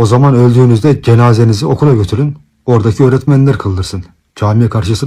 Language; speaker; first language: Turkish; native; Turkish